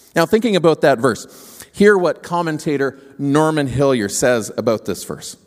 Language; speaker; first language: English; native; English